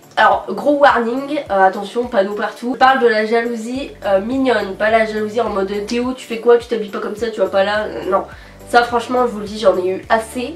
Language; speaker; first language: French; native; French